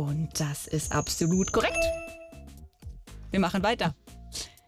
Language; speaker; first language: German; native; German